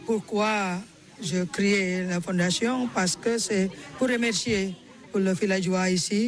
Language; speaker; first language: French; non-native, learner; Balinese